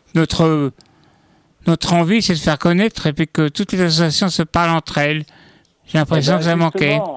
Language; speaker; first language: French; native; French